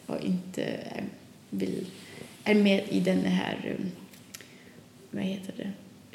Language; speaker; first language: Swedish; non-native, learner; Faroese